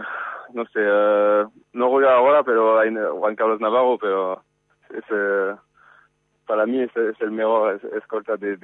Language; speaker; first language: Spanish; non-native, fluent; French